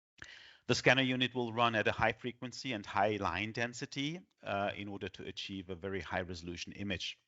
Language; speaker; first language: English; non-native, fluent; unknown